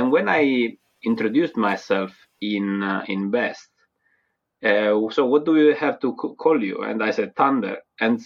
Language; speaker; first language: English; non-native, fluent; Italian